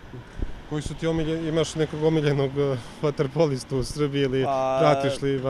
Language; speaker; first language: Croatian; native; Croatian